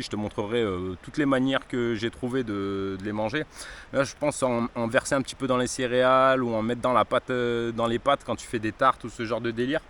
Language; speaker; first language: French; native; French